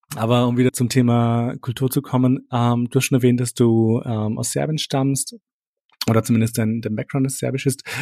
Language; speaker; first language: German; early bilingual, other home language; Albanian